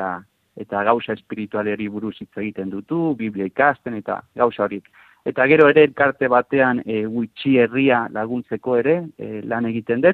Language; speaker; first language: Basque; non-native, fluent; Spanish